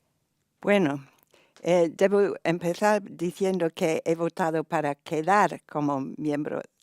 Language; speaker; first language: Spanish; non-native, fluent; English